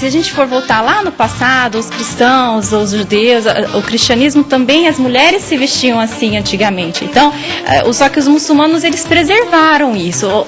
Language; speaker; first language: Portuguese; native; Portuguese